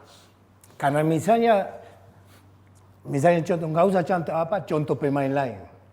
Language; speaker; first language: Indonesian; non-native, fluent; Spanish